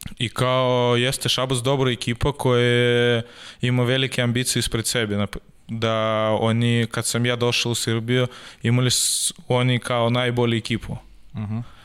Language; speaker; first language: Serbian; non-native, learner; Russian